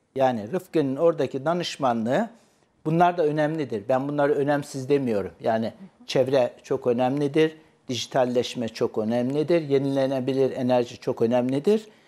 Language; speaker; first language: Turkish; native; Turkish